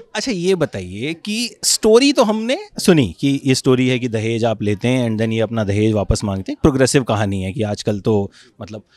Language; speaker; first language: Hindi; native; Hindi